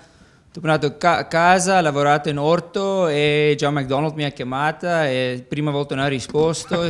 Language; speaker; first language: Italian; non-native, learner; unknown